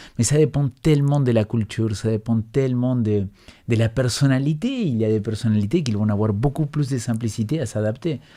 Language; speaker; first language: French; non-native, fluent; Spanish